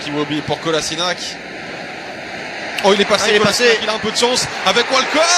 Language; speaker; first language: French; native; French